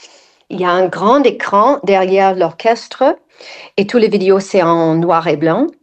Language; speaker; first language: French; non-native, fluent; English